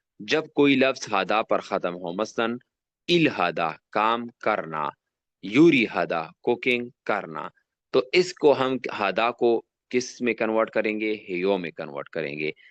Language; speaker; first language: Urdu; non-native, local second language; Pashto